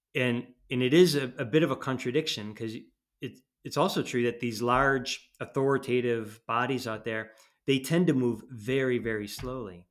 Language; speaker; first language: English; native; English